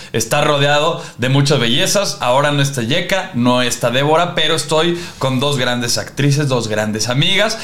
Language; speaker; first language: Spanish; native; Spanish